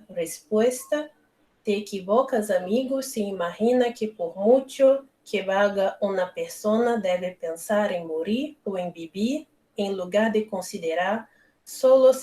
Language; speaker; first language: Spanish; non-native, learner; Portuguese